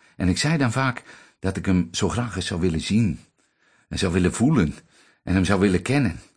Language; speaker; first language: Dutch; native; Dutch